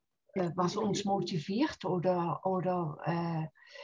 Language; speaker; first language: German; non-native, fluent; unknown